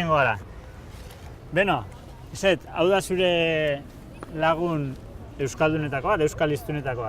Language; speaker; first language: Basque; native; Basque